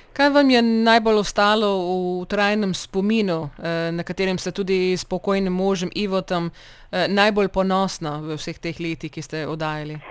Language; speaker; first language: Slovenian; early bilingual, heritage; Slovenian